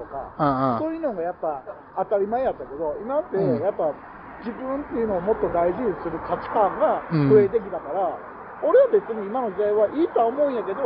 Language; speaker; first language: Japanese; native; Japanese